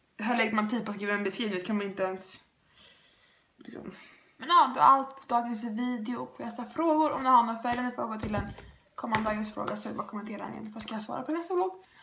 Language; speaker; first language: Swedish; native; Swedish